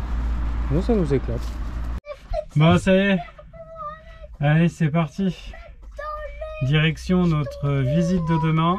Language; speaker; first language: French; native; French